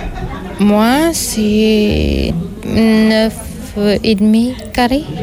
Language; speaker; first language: French; non-native, learner; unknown